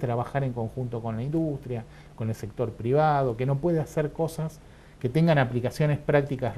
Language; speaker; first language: Spanish; native; Spanish